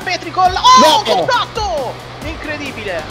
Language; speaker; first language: Italian; native; Italian